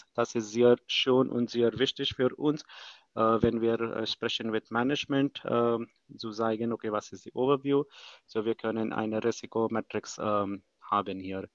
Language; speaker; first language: German; non-native, fluent; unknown